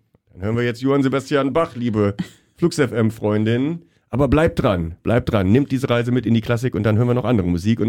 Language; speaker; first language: German; native; German